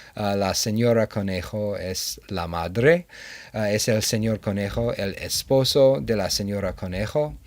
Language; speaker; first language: Spanish; non-native, learner; English